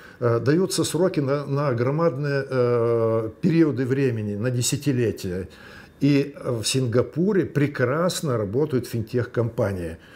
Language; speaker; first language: Russian; native; Russian